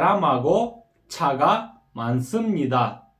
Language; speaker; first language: Korean; non-native, fluent; Kyrgyz